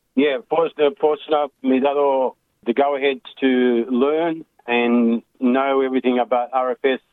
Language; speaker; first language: English; early bilingual, other home language; Macedonian